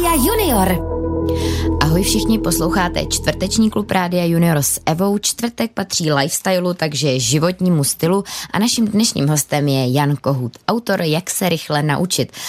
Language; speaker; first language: Czech; native; Czech